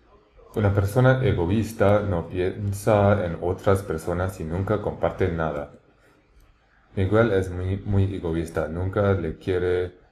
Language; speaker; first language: Spanish; non-native, learner; English